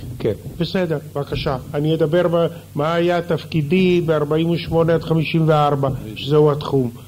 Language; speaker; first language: Hebrew; early bilingual, other home language; Russian